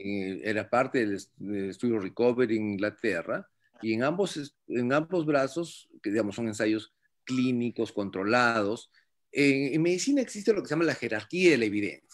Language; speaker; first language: Spanish; native; Spanish